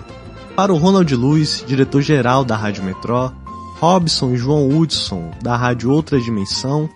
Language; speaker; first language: Portuguese; native; Portuguese